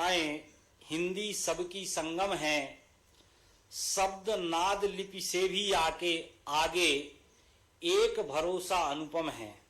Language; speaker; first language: Hindi; native; Hindi